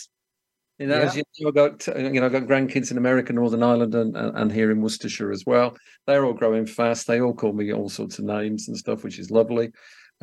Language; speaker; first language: English; native; English